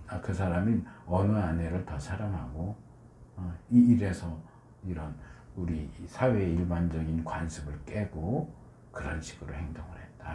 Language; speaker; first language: Korean; native; Korean